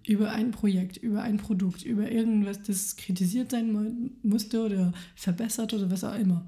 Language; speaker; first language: German; non-native, fluent; French